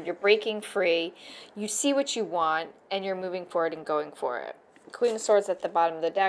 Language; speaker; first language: English; native; English